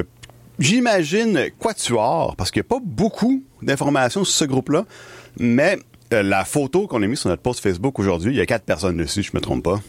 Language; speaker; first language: French; native; French